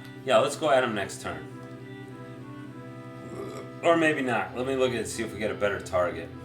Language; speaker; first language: English; native; English